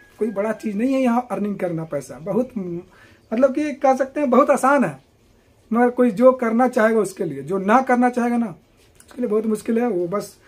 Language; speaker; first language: Hindi; native; Hindi